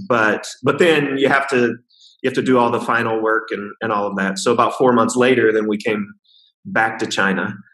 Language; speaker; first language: English; native; English